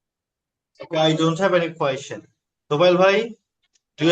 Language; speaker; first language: English; non-native, learner; Bangla